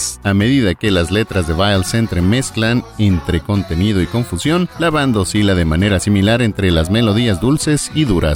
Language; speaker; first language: Spanish; native; Spanish